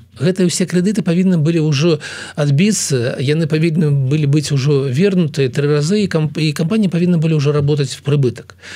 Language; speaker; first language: Belarusian; non-native, local second language; Russian